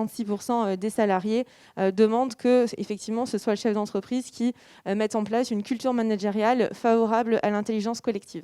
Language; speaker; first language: French; native; French